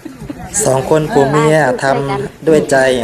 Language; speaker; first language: Thai; non-native, local second language; Northeastern Thai